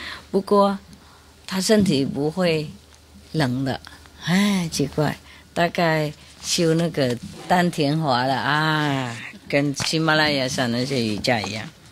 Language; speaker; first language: Chinese; non-native, fluent; Vietnamese